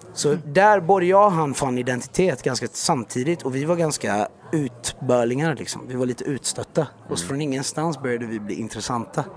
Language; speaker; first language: Swedish; native; Swedish